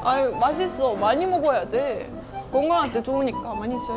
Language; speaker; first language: Korean; non-native, fluent; Estonian